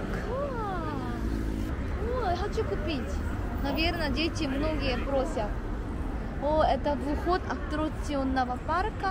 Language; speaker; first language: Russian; non-native, learner; Korean